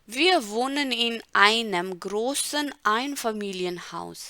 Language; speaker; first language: German; non-native, learner; Hindi